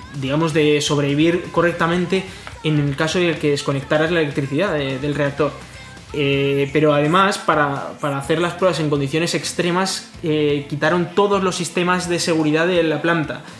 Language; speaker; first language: Spanish; native; Spanish